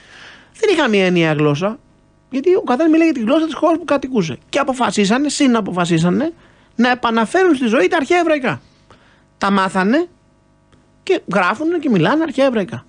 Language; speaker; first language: Greek; native; Greek